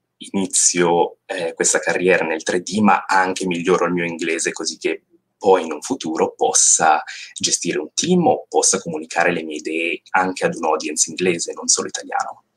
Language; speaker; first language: Italian; native; Italian